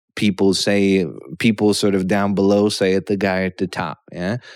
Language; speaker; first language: English; early bilingual, other home language; Polish